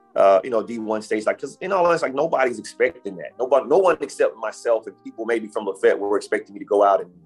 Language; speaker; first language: English; native; English